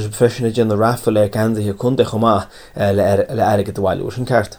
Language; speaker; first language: Irish; non-native, local second language; English